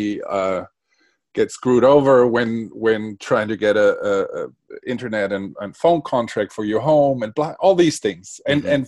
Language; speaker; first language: English; non-native, fluent; Spanish